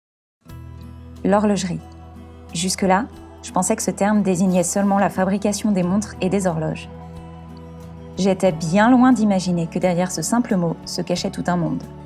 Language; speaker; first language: French; native; French